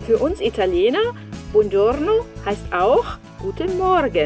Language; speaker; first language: German; non-native, fluent; Italian